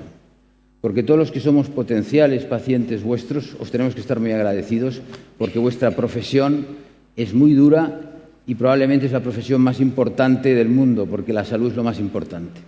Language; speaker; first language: Spanish; native; Spanish